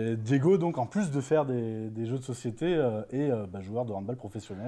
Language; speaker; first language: French; native; French